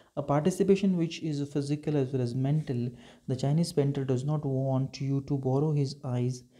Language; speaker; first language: English; non-native, local second language; Marathi